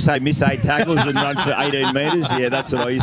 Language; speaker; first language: English; native; English